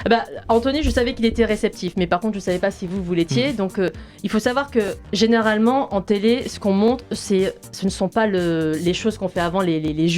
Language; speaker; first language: French; native; French